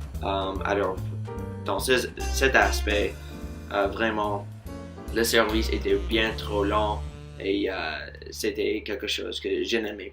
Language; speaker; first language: French; non-native, fluent; English